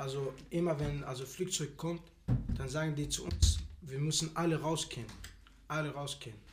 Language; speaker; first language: German; non-native, learner; Arabic